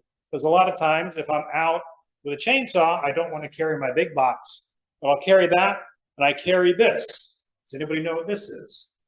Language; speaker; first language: English; native; English